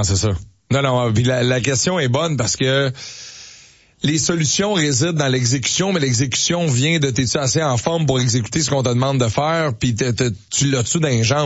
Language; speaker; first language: French; native; French